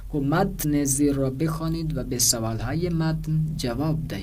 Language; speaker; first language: Persian; non-native, fluent; Urdu